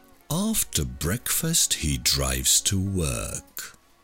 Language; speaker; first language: English; non-native, fluent; Czech